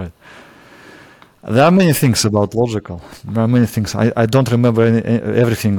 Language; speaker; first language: English; non-native, fluent; Russian